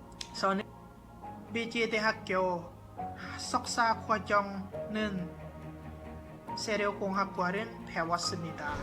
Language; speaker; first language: Korean; non-native, learner; Lao